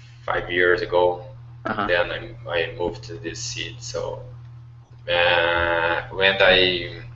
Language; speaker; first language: English; non-native, learner; Portuguese